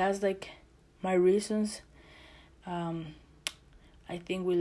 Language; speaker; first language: English; non-native, learner; Spanish